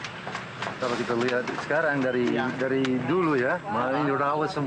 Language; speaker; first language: Indonesian; non-native, fluent; English